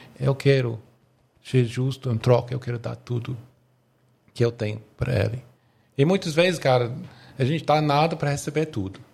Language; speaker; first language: Portuguese; non-native, fluent; English